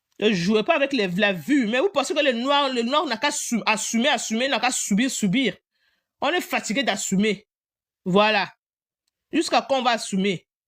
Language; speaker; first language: French; non-native, local second language; Lingala